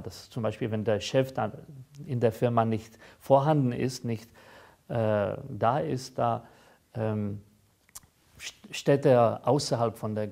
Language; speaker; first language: German; non-native, fluent; Czech